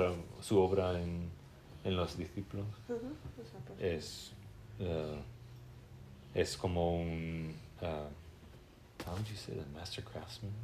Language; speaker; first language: Spanish; non-native, fluent; English